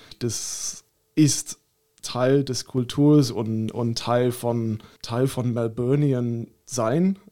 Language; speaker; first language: German; non-native, fluent; English